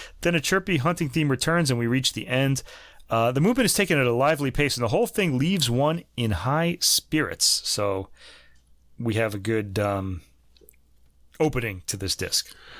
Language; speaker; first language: English; native; English